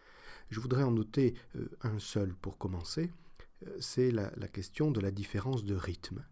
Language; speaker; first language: French; native; French